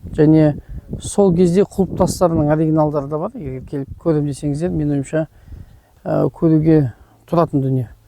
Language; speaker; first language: Kazakh; native; Kazakh